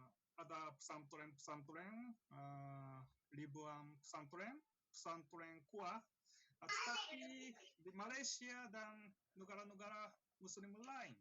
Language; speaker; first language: Indonesian; non-native, learner; Japanese